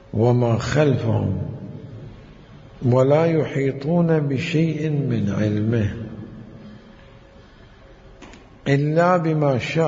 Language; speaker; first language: Arabic; native; Arabic